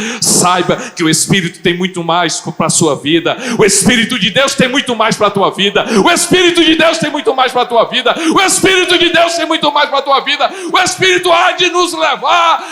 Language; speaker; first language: Portuguese; native; Portuguese